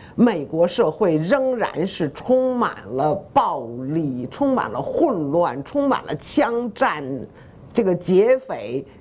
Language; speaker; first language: Chinese; native; Chinese